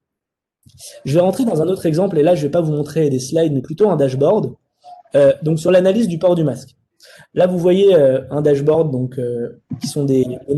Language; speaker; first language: French; native; French